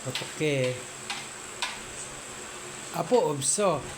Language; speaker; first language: Korean; non-native, learner; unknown